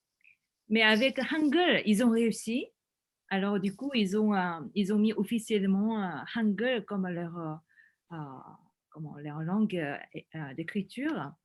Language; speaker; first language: French; non-native, fluent; Korean